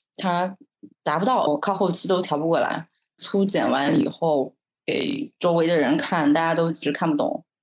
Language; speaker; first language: Chinese; native; Chinese